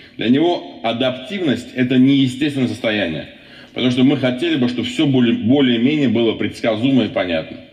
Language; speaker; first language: Russian; non-native, local second language; Armenian